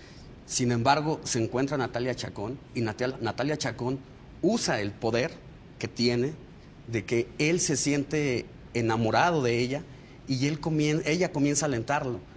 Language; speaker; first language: Spanish; native; Spanish